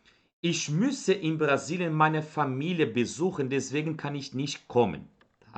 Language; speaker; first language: German; non-native, fluent; Portuguese